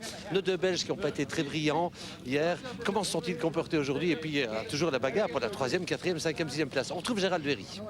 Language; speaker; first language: French; native; French